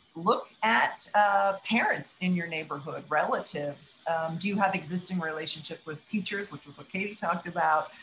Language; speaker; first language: English; native; English